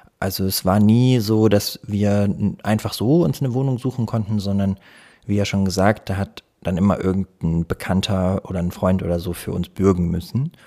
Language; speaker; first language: German; early bilingual, other home language; Russian